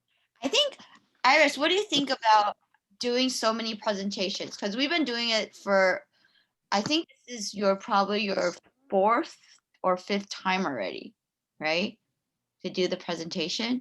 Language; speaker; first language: English; non-native, fluent; Chinese